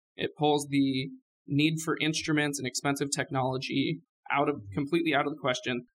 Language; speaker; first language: English; native; English